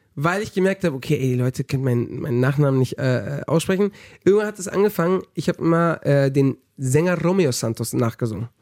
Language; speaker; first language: German; early bilingual, heritage; German